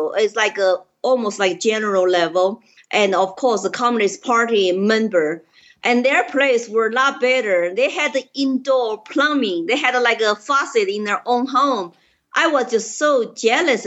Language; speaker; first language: English; non-native, fluent; Chinese